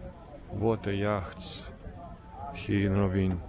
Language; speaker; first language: English; non-native, fluent; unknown